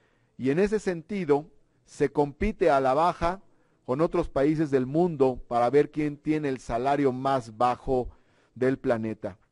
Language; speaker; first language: Spanish; native; Spanish